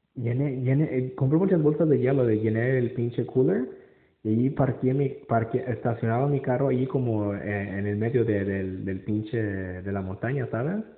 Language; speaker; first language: Spanish; early bilingual, heritage; Spanish